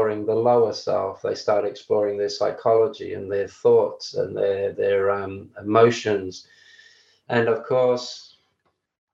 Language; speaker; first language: English; native; English